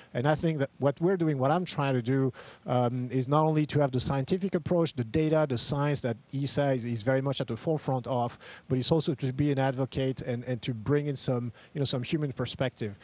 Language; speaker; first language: English; non-native, fluent; French